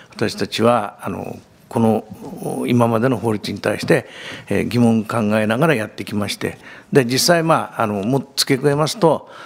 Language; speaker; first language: Japanese; native; Japanese